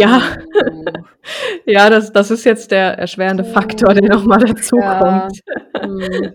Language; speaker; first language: German; native; German